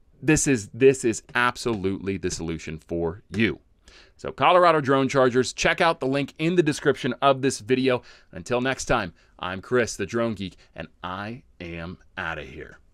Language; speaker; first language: English; native; English